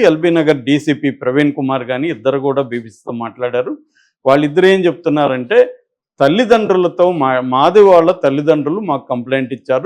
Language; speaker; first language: Telugu; native; Telugu